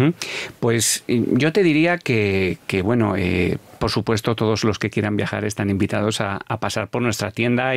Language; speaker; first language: Spanish; native; Spanish